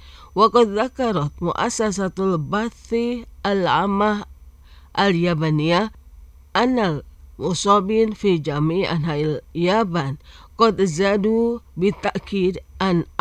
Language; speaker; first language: Arabic; non-native, fluent; Indonesian